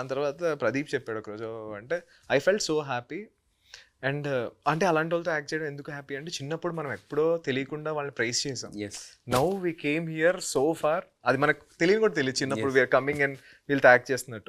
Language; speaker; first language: Telugu; native; Telugu